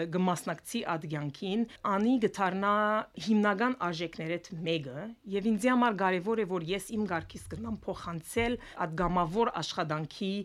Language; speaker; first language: Armenian; early bilingual, heritage; Armenian